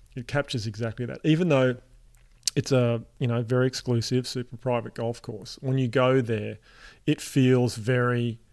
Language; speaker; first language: English; native; English